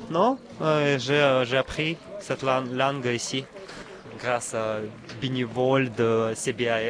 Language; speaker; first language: French; non-native, learner; Russian